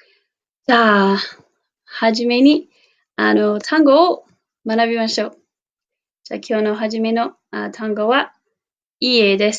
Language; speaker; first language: Japanese; non-native, fluent; English